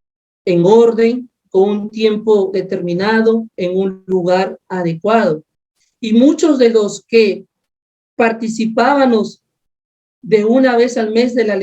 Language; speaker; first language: Spanish; native; Spanish